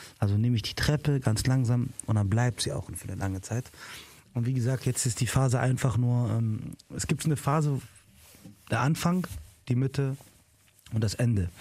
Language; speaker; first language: German; early bilingual, other home language; Arabic